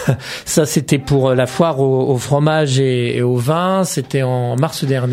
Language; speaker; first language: French; native; French